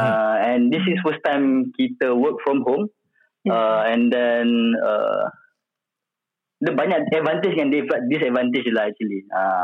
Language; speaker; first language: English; non-native, local second language; Malay